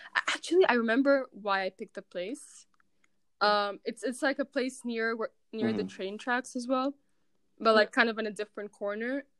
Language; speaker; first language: English; non-native, fluent; Arabic